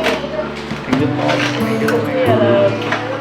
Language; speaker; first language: Filipino; non-native, learner; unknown